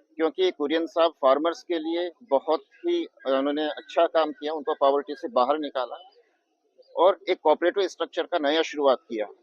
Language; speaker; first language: Hindi; non-native, local second language; Gujarati